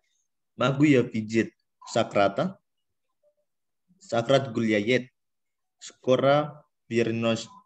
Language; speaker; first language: Russian; non-native, learner; Indonesian